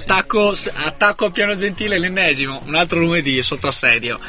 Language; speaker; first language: Italian; native; Italian